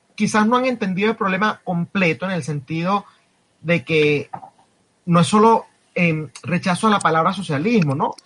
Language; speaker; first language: Spanish; native; Spanish